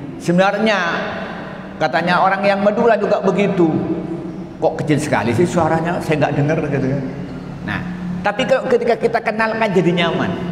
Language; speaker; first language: Indonesian; non-native, local second language; Madurese